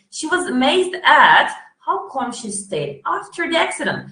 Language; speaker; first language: English; non-native, fluent; Turkish